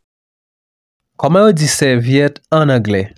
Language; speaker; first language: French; non-native, local second language; Haitian Creole